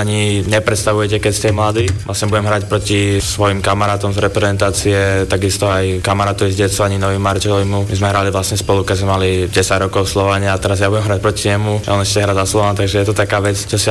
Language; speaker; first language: Slovak; native; Slovak